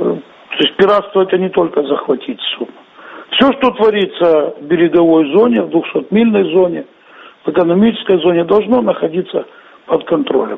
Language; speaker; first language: Russian; native; Russian